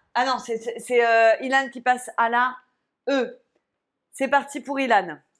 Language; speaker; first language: French; native; French